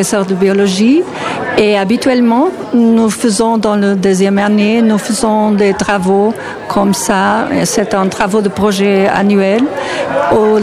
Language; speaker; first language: French; non-native, learner; Portuguese